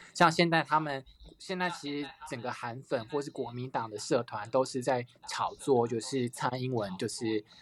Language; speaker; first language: Chinese; native; Chinese